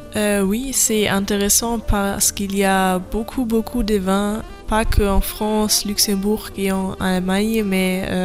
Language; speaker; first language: French; non-native, learner; German